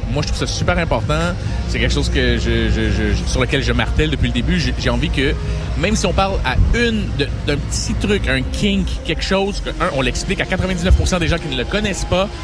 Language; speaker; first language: French; native; French